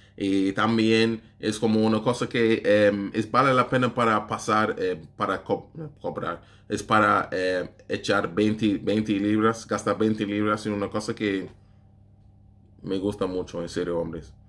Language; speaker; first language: Spanish; non-native, learner; English